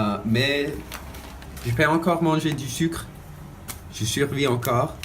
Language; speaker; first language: French; non-native, learner; English